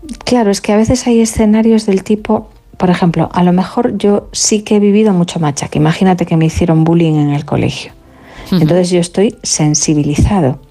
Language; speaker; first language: Spanish; native; Spanish